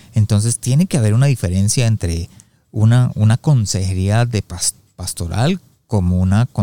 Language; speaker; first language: Spanish; native; Spanish